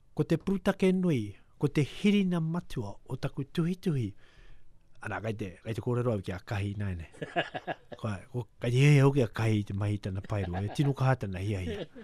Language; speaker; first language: Māori; native; Māori